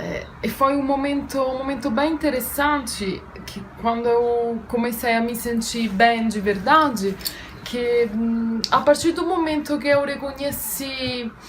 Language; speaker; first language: Portuguese; non-native, fluent; Italian